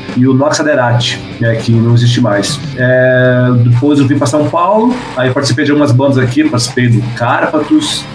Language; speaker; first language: Portuguese; native; Portuguese